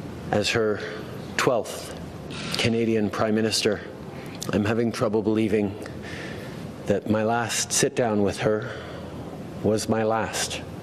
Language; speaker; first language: English; native; English